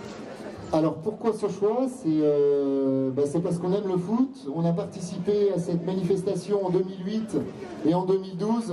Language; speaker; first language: French; native; French